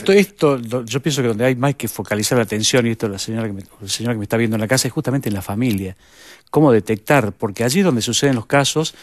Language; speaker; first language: Spanish; native; Spanish